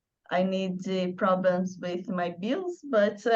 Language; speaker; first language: English; non-native, learner; Portuguese